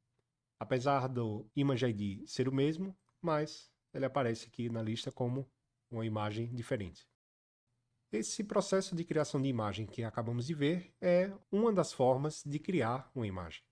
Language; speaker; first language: Portuguese; native; Portuguese